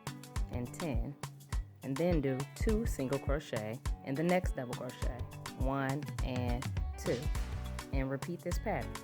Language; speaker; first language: English; native; English